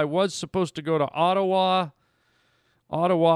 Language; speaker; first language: English; native; English